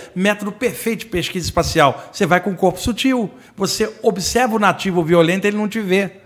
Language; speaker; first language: Portuguese; native; Portuguese